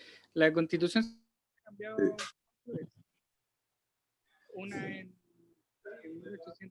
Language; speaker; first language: Spanish; native; Spanish